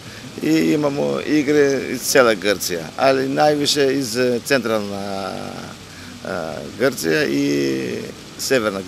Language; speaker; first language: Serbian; non-native, learner; Greek